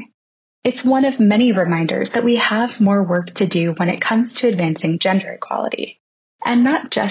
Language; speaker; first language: English; native; English